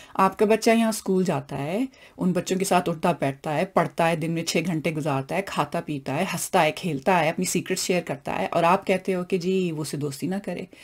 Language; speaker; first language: Urdu; non-native, local second language; Punjabi